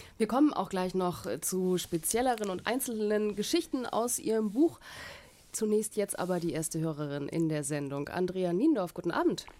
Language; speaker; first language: German; native; German